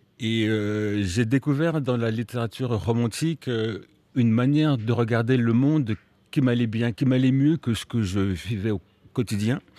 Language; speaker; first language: French; early bilingual, other home language; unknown